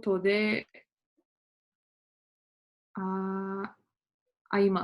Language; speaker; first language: Japanese; non-native, learner; English